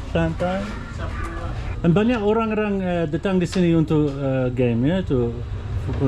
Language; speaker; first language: Indonesian; non-native, learner; English